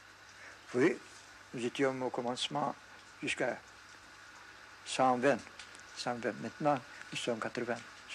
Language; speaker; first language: French; non-native, fluent; Greek